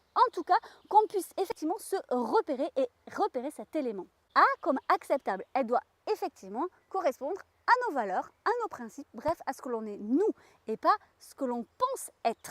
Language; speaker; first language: French; native; French